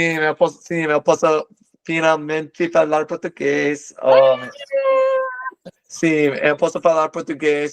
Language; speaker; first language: Portuguese; non-native, fluent; English